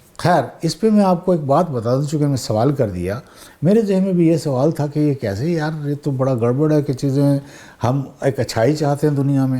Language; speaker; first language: Urdu; non-native, local second language; Saraiki